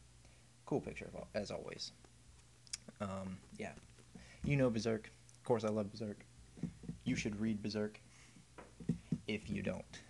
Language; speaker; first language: English; native; English